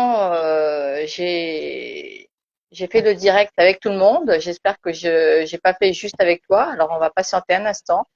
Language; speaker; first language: French; native; French